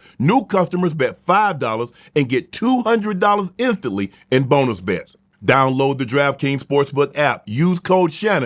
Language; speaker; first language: English; native; English